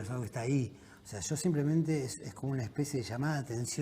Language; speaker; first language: Spanish; native; Spanish